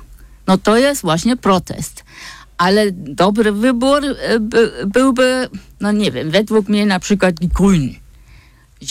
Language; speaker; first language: Polish; non-native, fluent; German